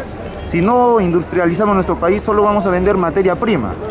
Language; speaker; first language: Spanish; native; Spanish